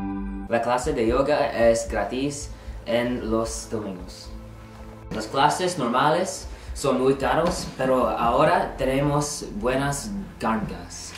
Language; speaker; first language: Spanish; non-native, learner; English